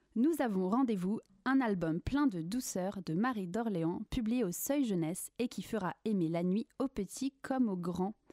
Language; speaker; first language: French; native; French